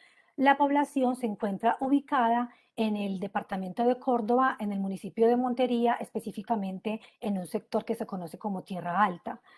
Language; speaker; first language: Spanish; native; Spanish